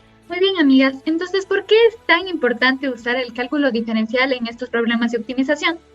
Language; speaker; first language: Spanish; native; Spanish